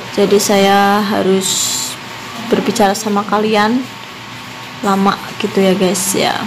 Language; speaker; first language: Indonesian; non-native, local second language; Javanese